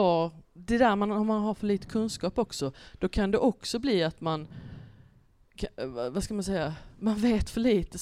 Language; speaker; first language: Swedish; native; Swedish